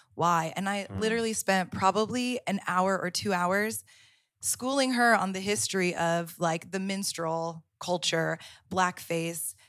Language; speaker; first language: English; native; English